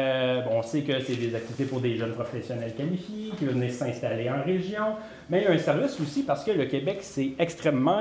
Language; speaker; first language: French; native; French